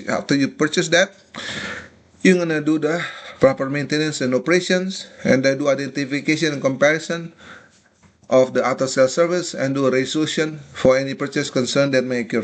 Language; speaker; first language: English; non-native, fluent; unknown